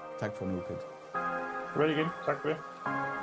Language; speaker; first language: Danish; non-native, fluent; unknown